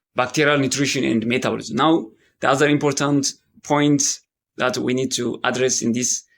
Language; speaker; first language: English; non-native, local second language; Amharic